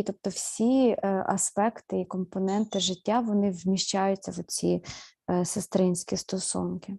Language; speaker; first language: Ukrainian; native; Ukrainian